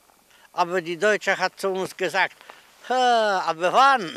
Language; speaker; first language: German; non-native, learner; Polish